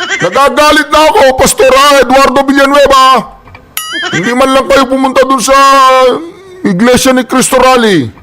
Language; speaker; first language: Filipino; native; Filipino